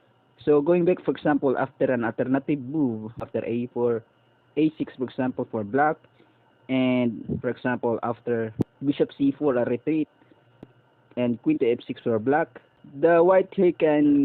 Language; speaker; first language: English; non-native, local second language; Filipino